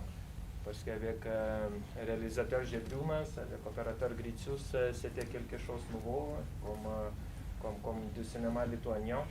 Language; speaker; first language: French; non-native, fluent; Lithuanian